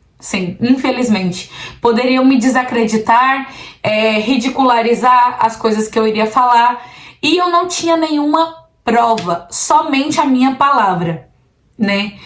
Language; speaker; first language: Portuguese; native; Portuguese